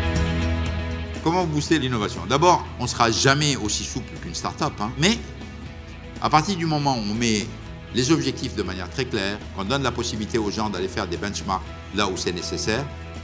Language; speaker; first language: French; native; French